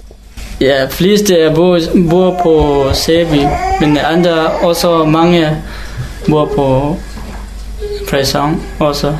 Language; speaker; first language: Danish; non-native, learner; Hakha Chin